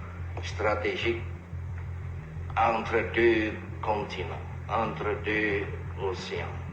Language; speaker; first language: French; non-native, fluent; Javanese